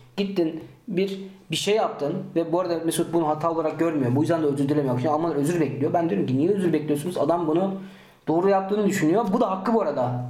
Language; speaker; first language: Turkish; early bilingual, heritage; Turkish